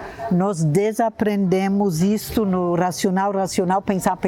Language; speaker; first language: Portuguese; non-native, fluent; German